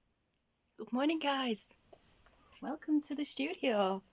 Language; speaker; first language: English; native; English